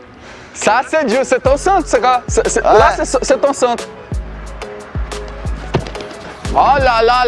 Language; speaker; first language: French; non-native, learner; Portuguese